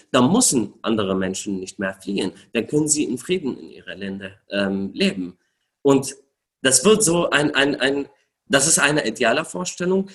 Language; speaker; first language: German; non-native, fluent; Arabic